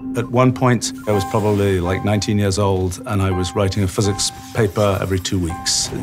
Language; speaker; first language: English; native; English